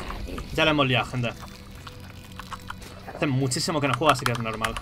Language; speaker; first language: Spanish; native; Spanish